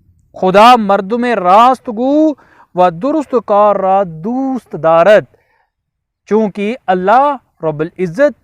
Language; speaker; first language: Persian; non-native, fluent; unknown